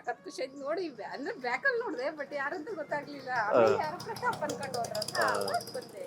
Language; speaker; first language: Kannada; native; Kannada